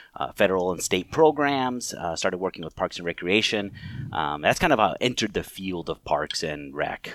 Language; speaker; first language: English; native; English